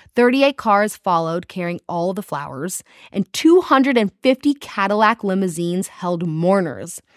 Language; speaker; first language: English; native; English